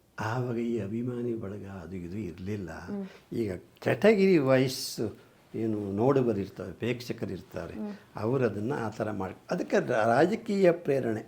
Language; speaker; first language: Kannada; native; Kannada